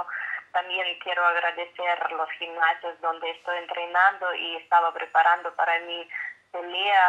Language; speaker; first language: Spanish; non-native, fluent; Russian